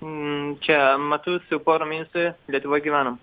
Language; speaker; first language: Lithuanian; non-native, learner; Arabic